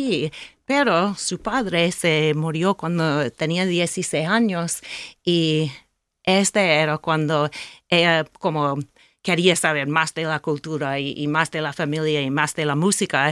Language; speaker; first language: Spanish; non-native, learner; English